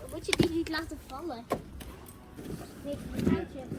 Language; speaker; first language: Dutch; early bilingual, other home language; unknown